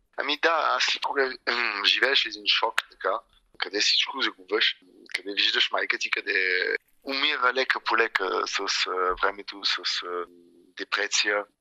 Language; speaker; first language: Bulgarian; early bilingual, heritage; Bulgarian